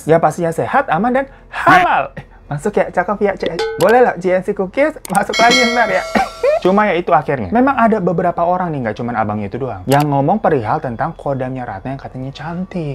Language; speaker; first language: Indonesian; native; Indonesian